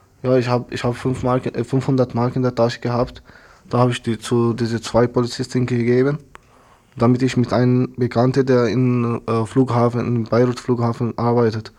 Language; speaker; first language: German; non-native, learner; Arabic